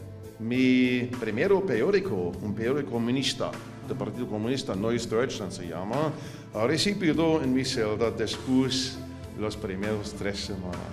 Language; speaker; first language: Spanish; non-native, fluent; German